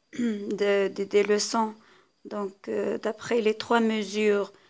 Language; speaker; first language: French; non-native, local second language; Arabic